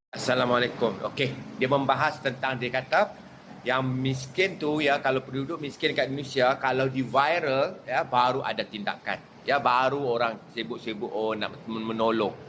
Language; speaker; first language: Malay; native; Malay